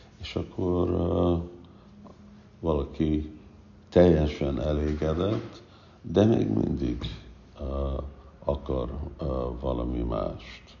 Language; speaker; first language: Hungarian; non-native, fluent; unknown